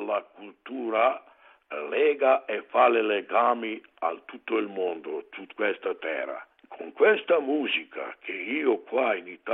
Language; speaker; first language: Italian; non-native, learner; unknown